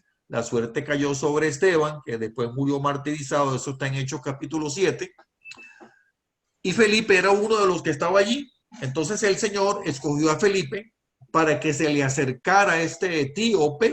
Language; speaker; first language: Spanish; native; Spanish